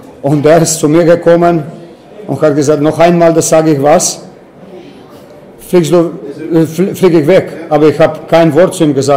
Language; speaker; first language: German; non-native, fluent; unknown